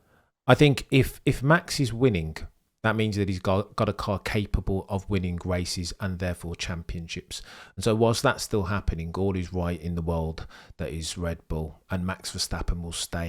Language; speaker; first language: English; native; English